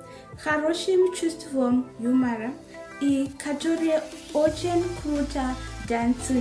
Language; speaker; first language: Russian; non-native, learner; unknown